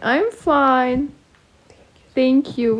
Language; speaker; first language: English; non-native, learner; Russian